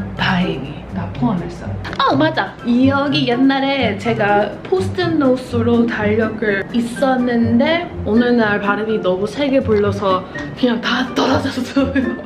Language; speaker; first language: Korean; non-native, fluent; English